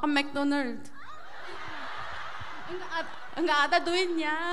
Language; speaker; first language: Indonesian; non-native, learner; Korean